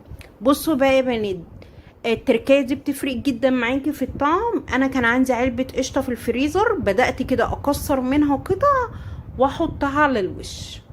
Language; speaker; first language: Arabic; native; Arabic